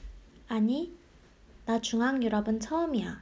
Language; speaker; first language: Korean; non-native, learner; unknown